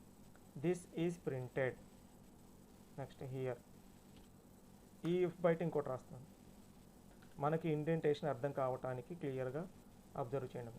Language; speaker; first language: Telugu; native; Telugu